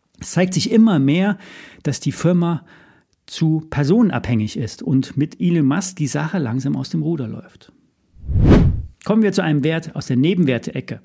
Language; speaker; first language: German; native; German